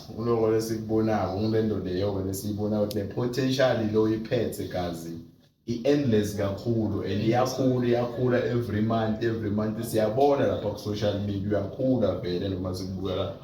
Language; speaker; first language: Zulu; non-native, local second language; South Ndebele